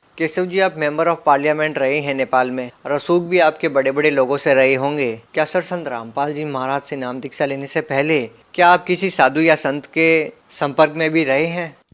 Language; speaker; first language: Hindi; native; Hindi